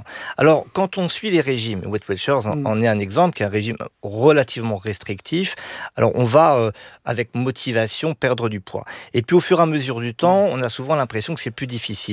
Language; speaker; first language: French; native; French